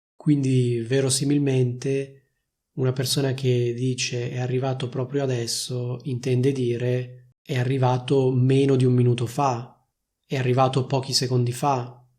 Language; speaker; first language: Italian; native; Italian